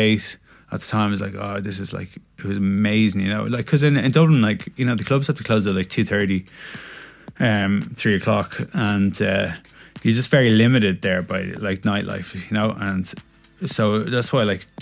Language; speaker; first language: English; native; English